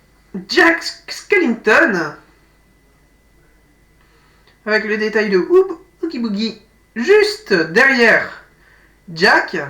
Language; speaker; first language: French; native; French